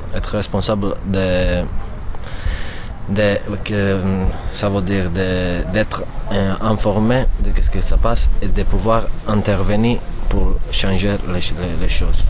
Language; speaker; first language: French; non-native, learner; Italian